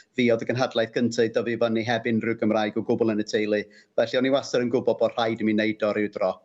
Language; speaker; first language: Welsh; non-native, local second language; English